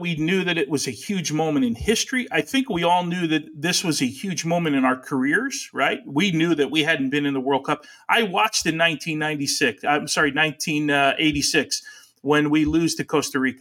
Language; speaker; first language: English; early bilingual, other home language; Italian